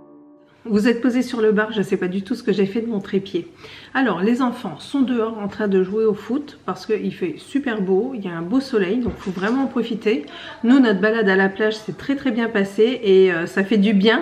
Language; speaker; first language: French; native; French